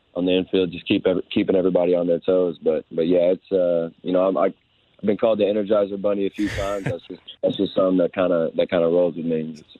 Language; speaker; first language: English; native; English